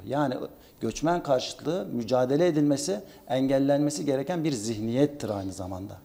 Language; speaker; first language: Turkish; native; Turkish